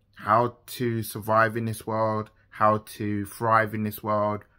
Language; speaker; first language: English; native; English